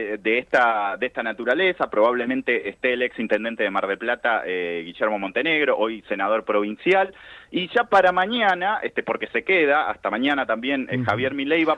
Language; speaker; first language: Spanish; native; Spanish